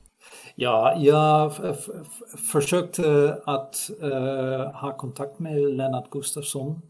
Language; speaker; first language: Swedish; non-native, fluent; Dutch